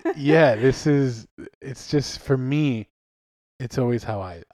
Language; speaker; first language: English; early bilingual, other home language; Spanish